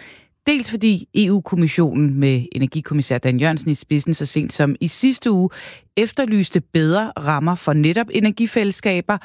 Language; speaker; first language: Danish; native; Danish